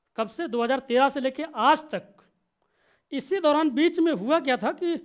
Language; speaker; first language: Hindi; native; Hindi